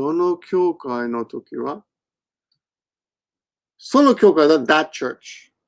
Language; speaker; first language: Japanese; non-native, fluent; English